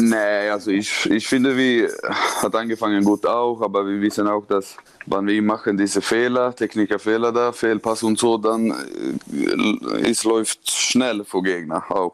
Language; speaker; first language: German; non-native, learner; Swedish